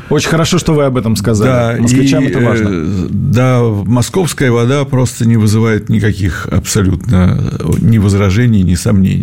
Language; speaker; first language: Russian; native; Russian